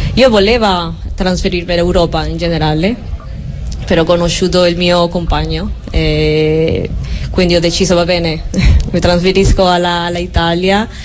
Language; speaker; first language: Italian; non-native, fluent; Spanish